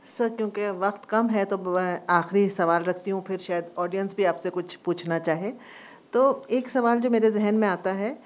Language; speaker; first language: Hindi; native; Hindi